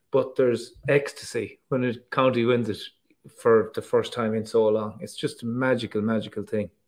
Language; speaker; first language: English; native; English